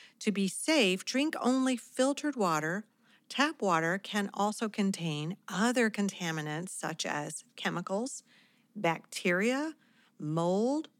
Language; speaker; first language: English; native; English